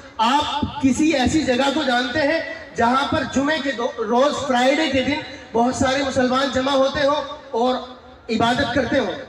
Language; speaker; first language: Urdu; native; Urdu